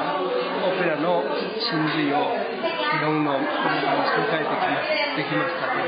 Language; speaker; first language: Japanese; non-native, fluent; Chinese